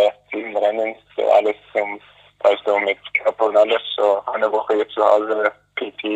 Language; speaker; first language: German; non-native, fluent; English